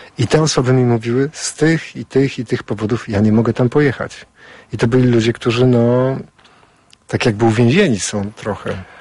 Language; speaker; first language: Polish; native; Polish